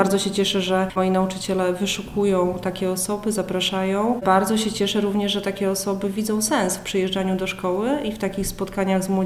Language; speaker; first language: Polish; native; Polish